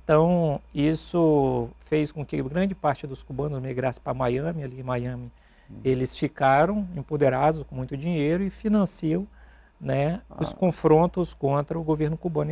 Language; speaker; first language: Portuguese; native; Portuguese